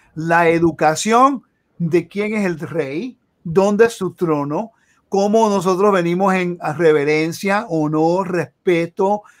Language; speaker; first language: Spanish; early bilingual, heritage; Spanish